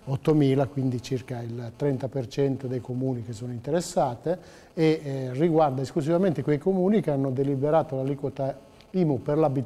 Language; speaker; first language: Italian; native; Italian